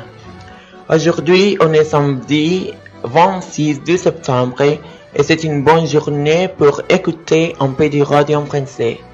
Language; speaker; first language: French; non-native, learner; Spanish